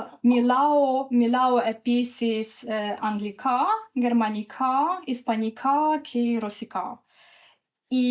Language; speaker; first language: Greek; non-native, learner; Ukrainian